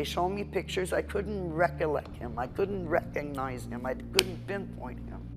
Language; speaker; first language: English; non-native, local second language; French